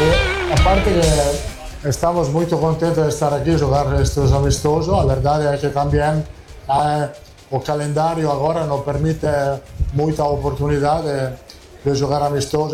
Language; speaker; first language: Portuguese; non-native, fluent; Italian